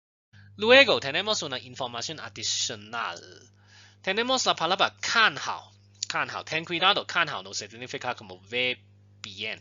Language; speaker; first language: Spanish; non-native, fluent; Chinese